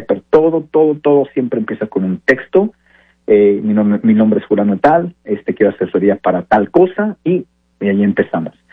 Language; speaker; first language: Spanish; early bilingual, heritage; Spanish